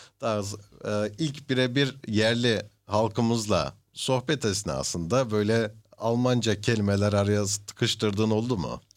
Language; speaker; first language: Turkish; early bilingual, heritage; Turkish